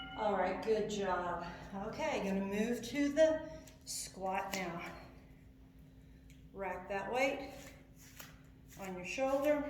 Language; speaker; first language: English; native; English